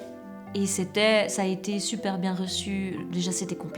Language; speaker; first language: French; native; French